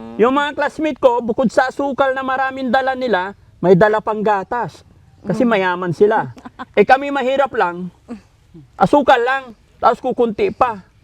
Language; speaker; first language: Filipino; native; Filipino